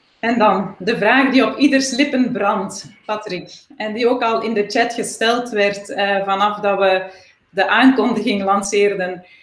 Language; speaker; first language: Dutch; native; Dutch